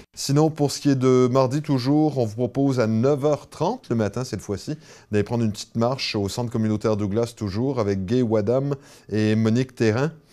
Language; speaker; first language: French; native; French